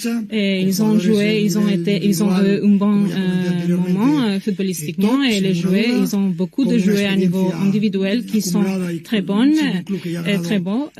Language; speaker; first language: French; non-native, fluent; Spanish